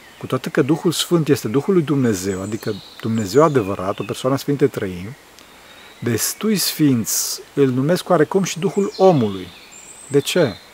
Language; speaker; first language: Romanian; early bilingual, heritage; Romanian